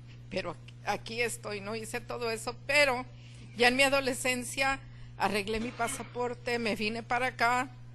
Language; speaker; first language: Spanish; native; Spanish